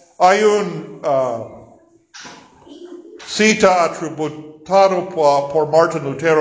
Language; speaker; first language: Spanish; non-native, fluent; English